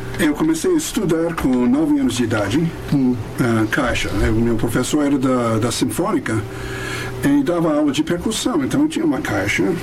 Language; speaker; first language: Portuguese; non-native, fluent; English